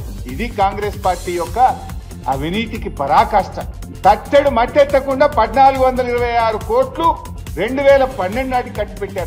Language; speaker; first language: Telugu; native; Telugu